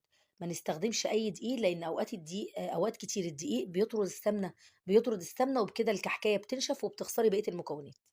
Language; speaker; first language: Arabic; native; Arabic